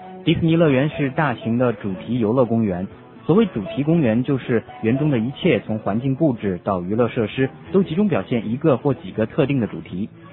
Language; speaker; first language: Chinese; native; Chinese